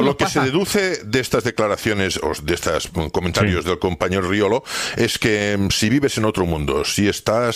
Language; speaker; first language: Spanish; native; Spanish